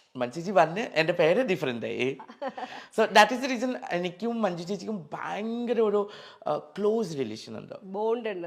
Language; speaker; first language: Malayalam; non-native, learner; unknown